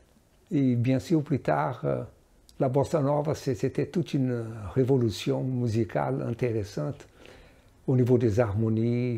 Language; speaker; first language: French; non-native, fluent; Portuguese